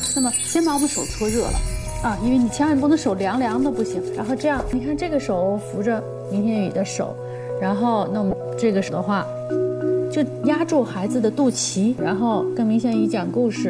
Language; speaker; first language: Chinese; native; Chinese